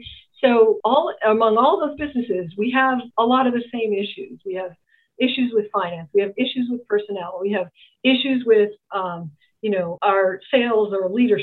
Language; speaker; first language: English; native; English